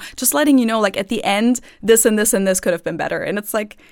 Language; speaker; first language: English; non-native, fluent; German